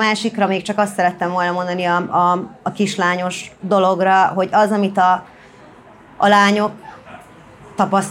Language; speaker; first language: Hungarian; native; Hungarian